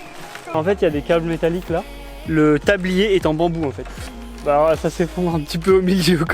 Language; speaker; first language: French; native; French